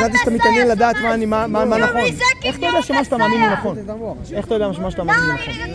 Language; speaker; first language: Hebrew; native; Hebrew